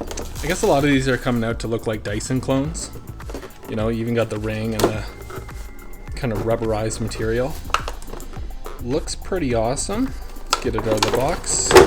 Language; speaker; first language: English; native; English